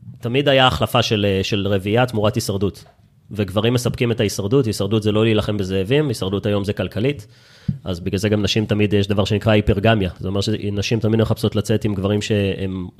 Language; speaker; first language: Hebrew; native; Hebrew